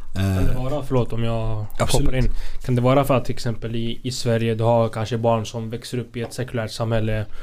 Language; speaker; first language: Swedish; non-native, fluent; Spanish